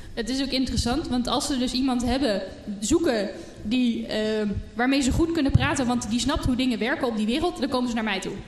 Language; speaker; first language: Dutch; native; Dutch